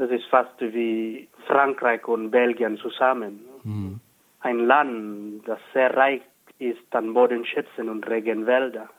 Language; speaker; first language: German; non-native, fluent; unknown